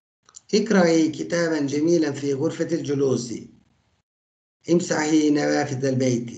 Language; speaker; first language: Arabic; non-native, fluent; Turkish